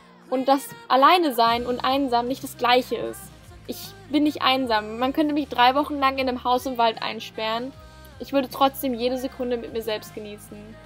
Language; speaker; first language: German; native; German